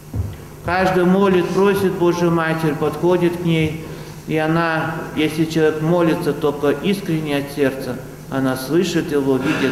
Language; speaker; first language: Russian; native; Russian